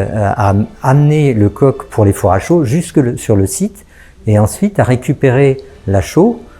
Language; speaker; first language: French; native; French